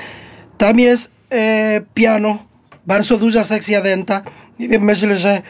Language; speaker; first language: Polish; non-native, learner; Spanish